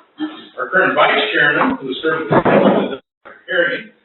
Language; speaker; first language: English; native; English